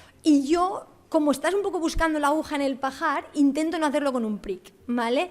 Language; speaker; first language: Spanish; native; Spanish